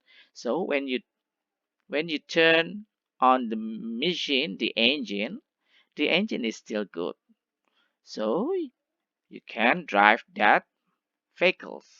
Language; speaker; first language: English; non-native, learner; Indonesian